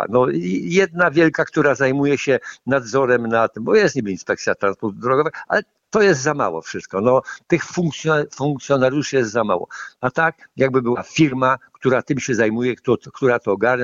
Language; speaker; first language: Polish; native; Polish